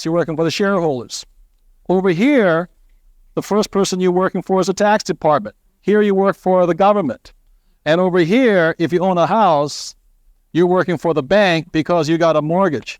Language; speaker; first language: English; native; English